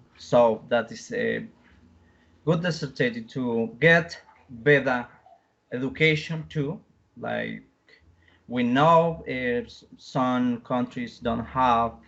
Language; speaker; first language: English; non-native, learner; Spanish